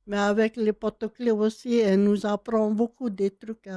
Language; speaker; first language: French; non-native, local second language; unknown